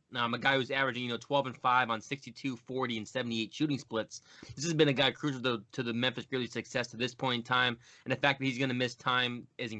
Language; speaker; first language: English; native; English